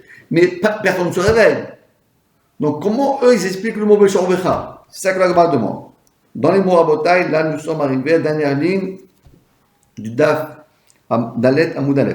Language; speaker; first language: French; native; French